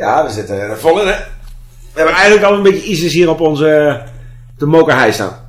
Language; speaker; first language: Dutch; native; Dutch